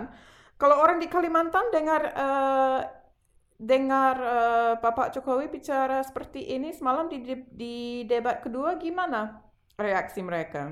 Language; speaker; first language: Indonesian; non-native, fluent; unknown